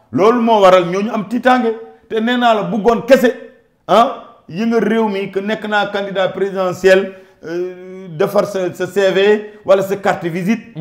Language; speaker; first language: Wolof; non-native, local second language; Fula